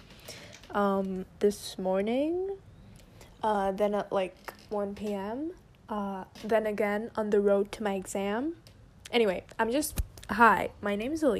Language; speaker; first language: English; non-native, fluent; French